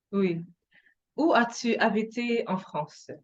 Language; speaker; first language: French; non-native, fluent; English